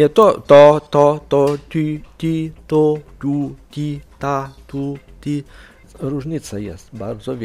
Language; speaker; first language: Polish; non-native, learner; Lithuanian